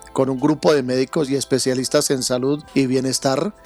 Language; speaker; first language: Spanish; native; Spanish